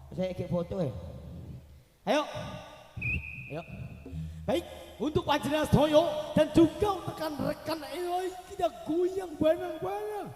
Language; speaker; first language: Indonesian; non-native, local second language; Javanese